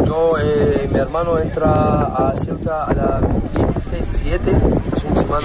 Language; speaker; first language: Spanish; non-native, learner; Arabic